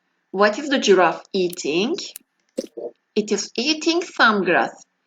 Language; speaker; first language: English; non-native, fluent; Turkish